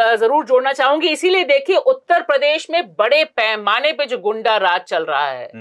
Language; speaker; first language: Hindi; native; Hindi